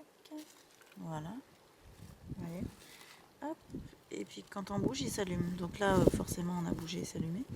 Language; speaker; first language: French; native; French